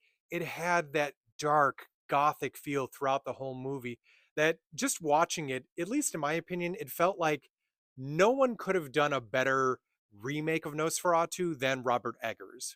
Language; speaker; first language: English; native; English